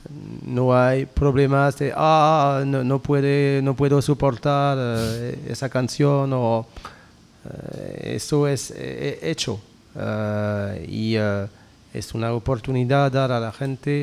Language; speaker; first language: Spanish; non-native, learner; French